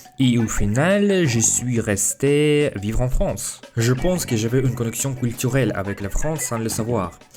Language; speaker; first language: French; non-native, fluent; Russian